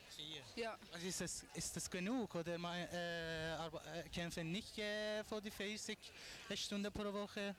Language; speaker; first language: German; non-native, learner; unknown